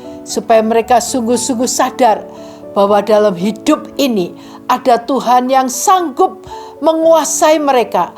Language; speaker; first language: Indonesian; native; Indonesian